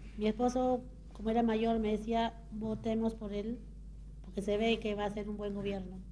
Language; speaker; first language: Spanish; native; Spanish